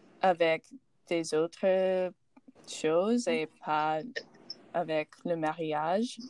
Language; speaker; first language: French; non-native, learner; English